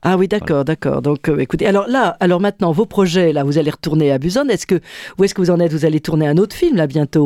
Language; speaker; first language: French; native; French